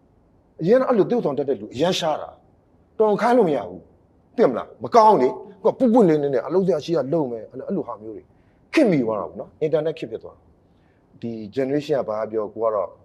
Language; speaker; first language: Burmese; native; Burmese